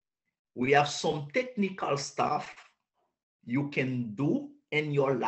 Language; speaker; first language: English; non-native, learner; Haitian Creole